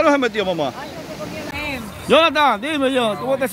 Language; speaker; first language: Spanish; native; Spanish